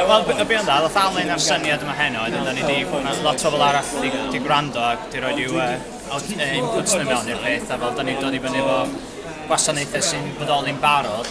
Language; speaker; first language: Welsh; native; Welsh